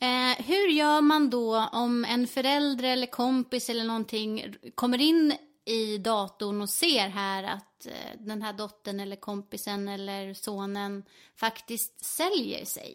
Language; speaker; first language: Swedish; native; Swedish